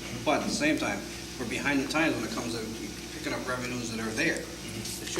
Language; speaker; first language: English; native; English